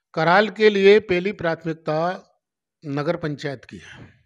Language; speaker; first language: Hindi; native; Hindi